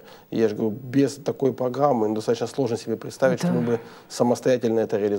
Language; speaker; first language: Russian; native; Russian